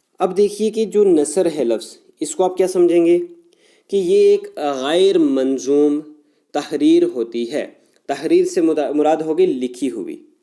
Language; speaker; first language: Urdu; non-native, local second language; Kashmiri